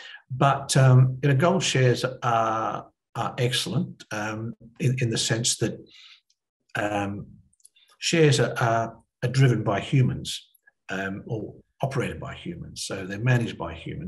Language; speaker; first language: English; native; English